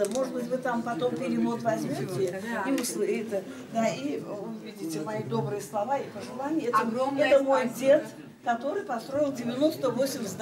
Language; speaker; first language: Russian; non-native, fluent; Azerbaijani